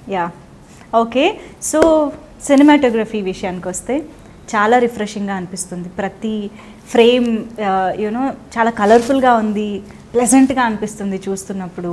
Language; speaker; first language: Telugu; native; Telugu